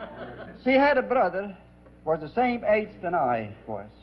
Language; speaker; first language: English; non-native, fluent; Dutch